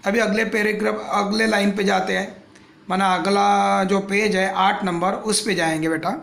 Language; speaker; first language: Hindi; non-native, local second language; Marathi